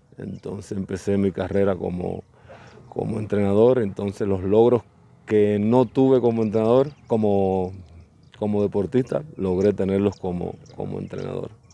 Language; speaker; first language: Spanish; native; Spanish